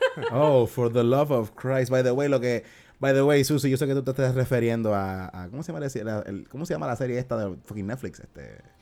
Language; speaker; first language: Spanish; native; Spanish